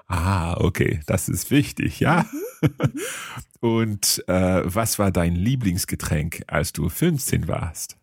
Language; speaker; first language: German; non-native, learner; English